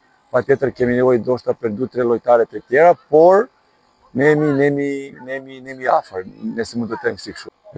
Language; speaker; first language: Albanian; non-native, learner; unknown